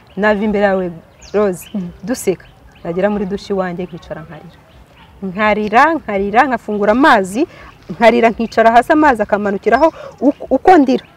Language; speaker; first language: Kinyarwanda; early bilingual, other home language; Rundi